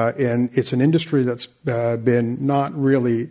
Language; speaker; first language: English; native; English